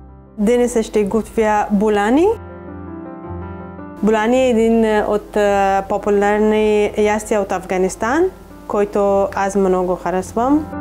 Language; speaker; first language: Bulgarian; non-native, learner; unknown